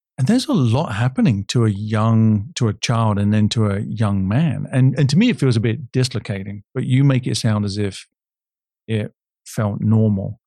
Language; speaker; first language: English; native; English